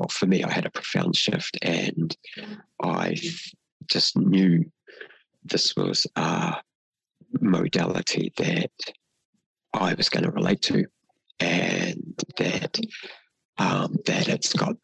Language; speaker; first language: English; non-native, local second language; Māori